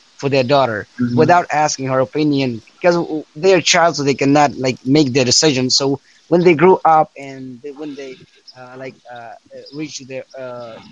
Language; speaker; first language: English; non-native, fluent; Persian